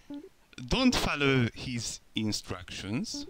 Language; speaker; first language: English; non-native, learner; Hungarian